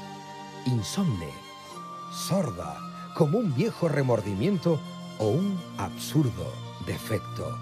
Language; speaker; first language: Spanish; native; Spanish